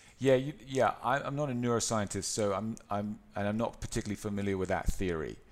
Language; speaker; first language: English; native; English